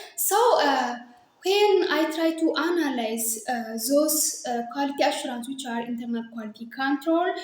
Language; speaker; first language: English; non-native, local second language; Amharic